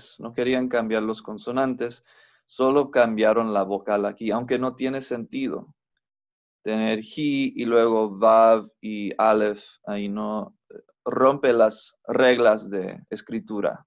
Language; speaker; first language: Spanish; non-native, fluent; English